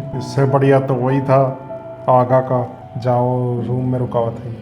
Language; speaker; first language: Hindi; native; Hindi